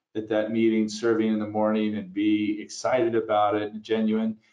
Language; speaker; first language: English; native; English